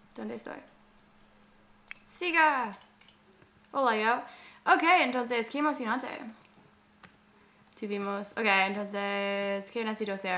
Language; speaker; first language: Spanish; non-native, learner; English